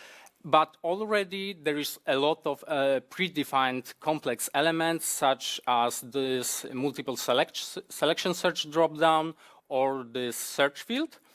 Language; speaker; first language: English; non-native, fluent; Polish